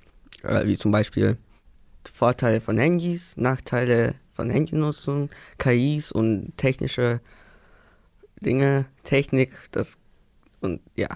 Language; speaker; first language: German; early bilingual, other home language; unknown